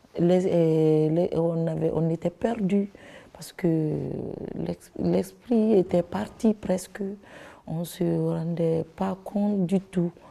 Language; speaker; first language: French; non-native, local second language; Fula